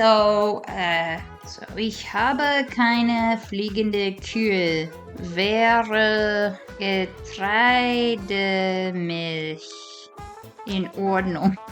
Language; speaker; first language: German; non-native, fluent; English